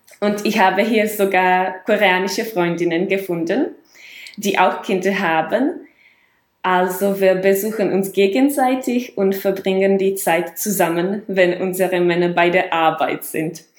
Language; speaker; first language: German; non-native, fluent; Czech